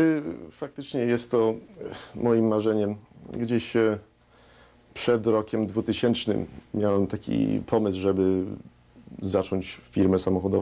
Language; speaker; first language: Polish; early bilingual, heritage; Polish